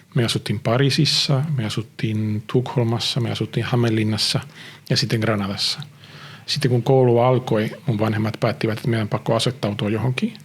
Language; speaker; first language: Finnish; early bilingual, heritage; Finnish